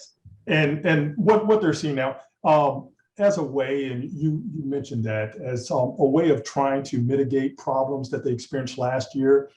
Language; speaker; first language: English; native; English